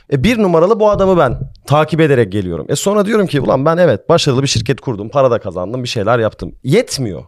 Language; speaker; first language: Turkish; early bilingual, heritage; Turkish